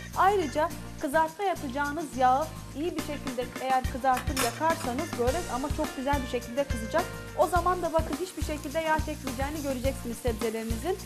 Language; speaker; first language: Turkish; non-native, local second language; Arabic